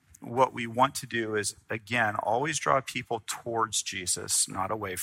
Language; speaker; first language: English; native; English